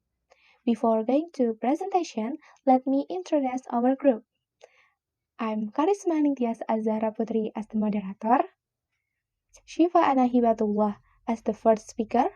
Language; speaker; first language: English; non-native, learner; Indonesian